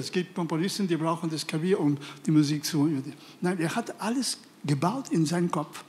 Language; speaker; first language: German; non-native, fluent; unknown